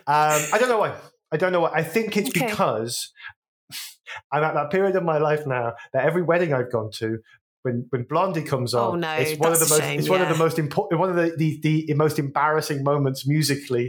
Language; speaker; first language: English; native; English